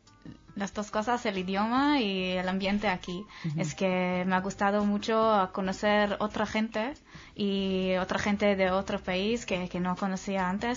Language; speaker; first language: Spanish; non-native, fluent; Hebrew